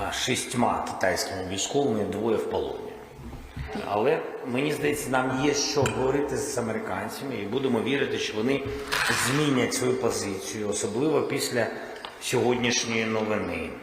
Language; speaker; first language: Ukrainian; non-native, local second language; Russian